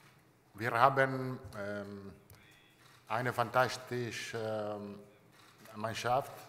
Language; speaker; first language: German; non-native, learner; Italian